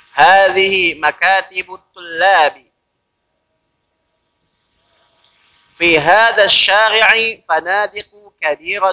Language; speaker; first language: Arabic; non-native, fluent; Indonesian